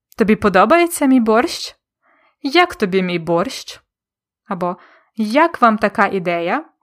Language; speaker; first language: Ukrainian; native; Ukrainian